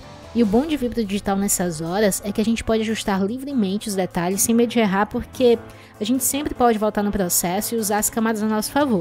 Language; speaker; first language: Portuguese; native; Portuguese